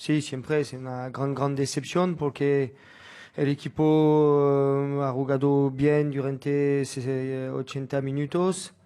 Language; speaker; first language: Spanish; non-native, fluent; French